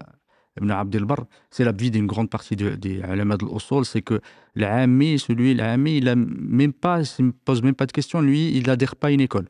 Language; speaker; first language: French; native; French